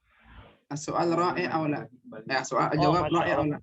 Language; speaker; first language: Arabic; non-native, fluent; Indonesian